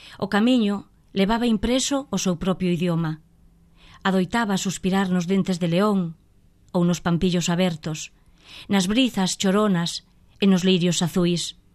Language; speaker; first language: Galician; non-native, local second language; Spanish